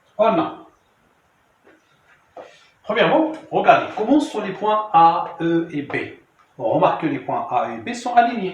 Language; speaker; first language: French; non-native, local second language; Arabic